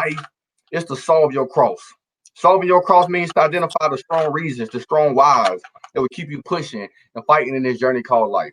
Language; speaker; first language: English; native; English